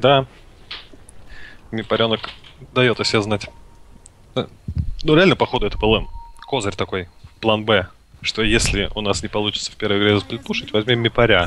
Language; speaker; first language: Russian; native; Russian